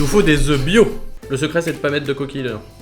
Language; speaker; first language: French; native; French